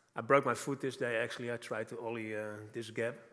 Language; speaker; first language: English; non-native, fluent; Dutch